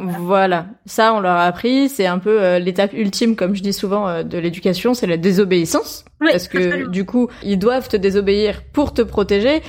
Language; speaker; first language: French; native; French